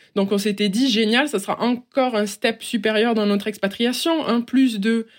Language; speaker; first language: French; native; French